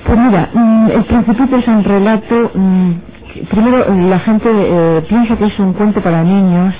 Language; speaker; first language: Spanish; native; Spanish